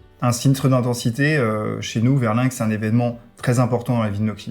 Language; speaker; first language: French; native; French